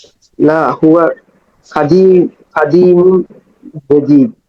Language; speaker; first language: Arabic; non-native, learner; Tamil